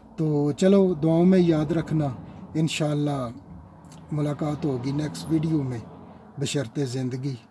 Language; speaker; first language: Urdu; non-native, local second language; Punjabi